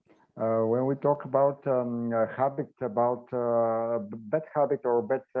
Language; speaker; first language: English; non-native, learner; Bulgarian